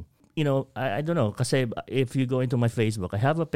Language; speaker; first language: English; non-native, local second language; Hiligaynon